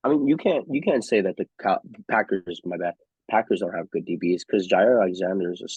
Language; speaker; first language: English; native; English